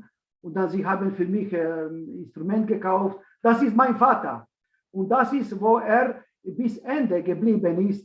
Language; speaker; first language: German; non-native, learner; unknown